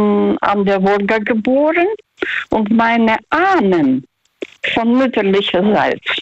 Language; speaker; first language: German; non-native, learner; Russian